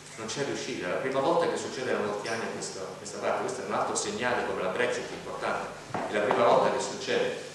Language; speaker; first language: Italian; native; Italian